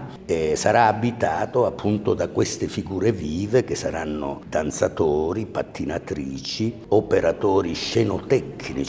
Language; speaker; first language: Italian; native; Italian